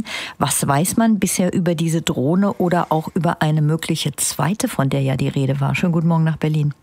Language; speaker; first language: German; native; German